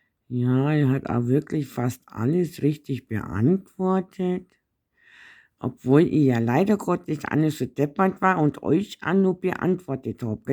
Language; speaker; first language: German; native; German